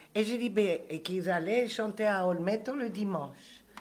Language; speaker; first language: French; non-native, fluent; Spanish